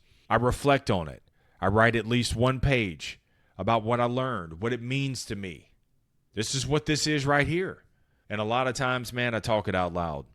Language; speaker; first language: English; native; English